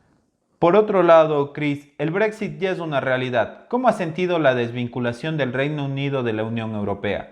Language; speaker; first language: Spanish; native; Spanish